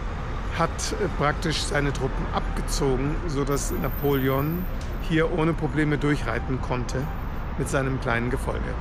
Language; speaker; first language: German; native; German